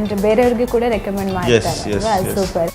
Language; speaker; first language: Kannada; native; Kannada